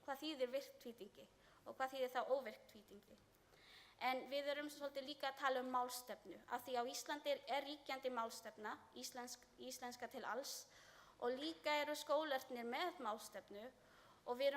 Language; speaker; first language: Icelandic; non-native, learner; Filipino